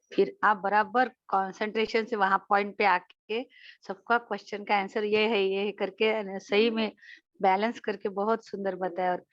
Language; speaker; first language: Hindi; non-native, local second language; Marathi